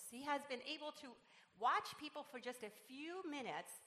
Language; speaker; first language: English; non-native, fluent; Spanish